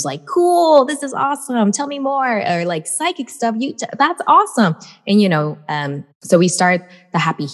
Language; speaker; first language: English; native; English